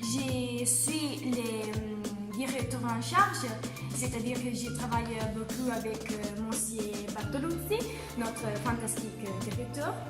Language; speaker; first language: French; non-native, learner; Italian